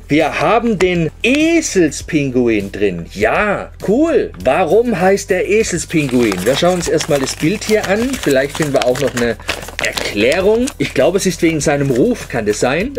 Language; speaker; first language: German; native; German